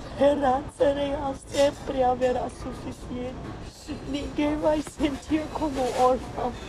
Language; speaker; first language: Portuguese; non-native, learner; English